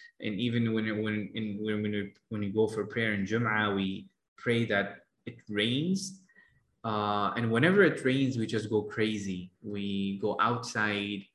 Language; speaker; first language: English; non-native, fluent; Arabic